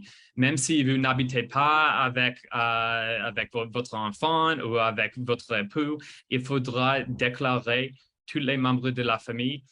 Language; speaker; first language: French; non-native, fluent; English